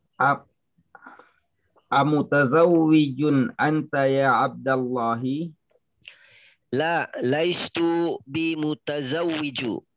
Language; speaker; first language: Arabic; non-native, learner; Indonesian